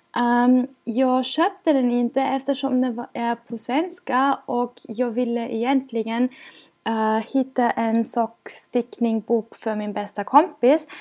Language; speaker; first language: Swedish; non-native, fluent; German